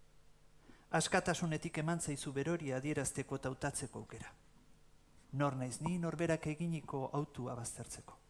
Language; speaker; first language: Basque; native; Basque